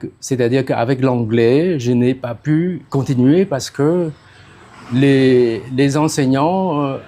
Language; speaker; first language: French; non-native, fluent; Khmer